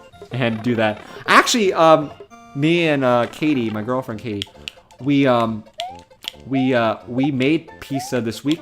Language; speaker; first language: English; native; English